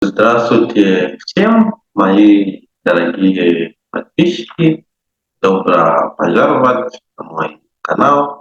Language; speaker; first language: Russian; non-native, learner; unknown